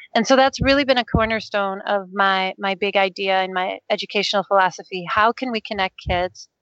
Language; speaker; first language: English; non-native, fluent; Danish